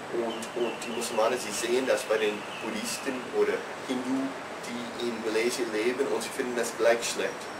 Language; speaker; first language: German; non-native, fluent; English